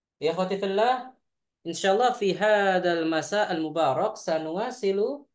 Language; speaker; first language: Arabic; non-native, fluent; Indonesian